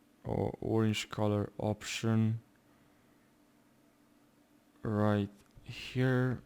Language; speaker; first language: English; non-native, fluent; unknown